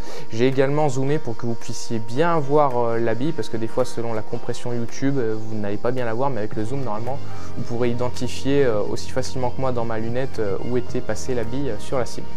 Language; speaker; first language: French; native; French